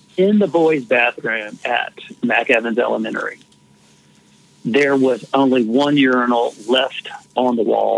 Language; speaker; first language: English; native; English